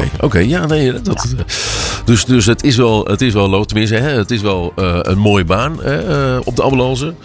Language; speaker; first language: Dutch; native; Dutch